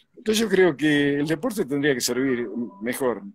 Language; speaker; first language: Spanish; native; Spanish